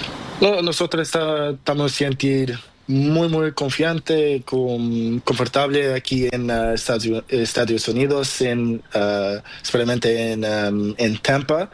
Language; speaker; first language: Spanish; non-native, learner; Portuguese